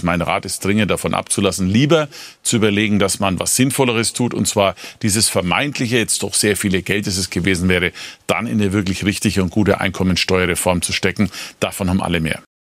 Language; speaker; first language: German; native; German